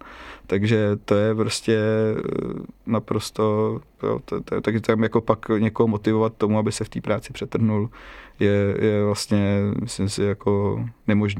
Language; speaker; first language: Czech; native; Czech